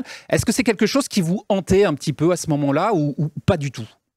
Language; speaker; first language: French; native; French